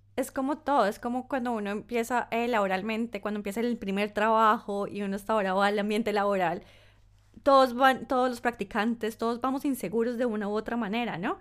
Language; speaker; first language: Spanish; native; Spanish